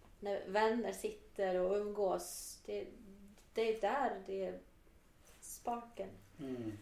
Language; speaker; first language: Swedish; non-native, fluent; Portuguese